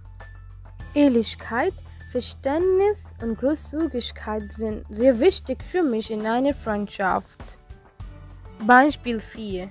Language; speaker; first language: German; non-native, learner; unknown